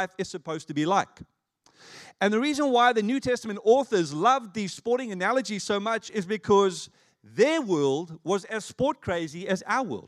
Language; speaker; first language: English; native; English